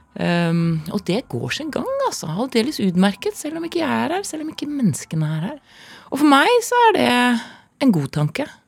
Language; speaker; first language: Norwegian; native; Norwegian